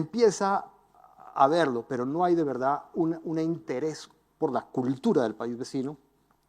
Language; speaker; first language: Spanish; native; Spanish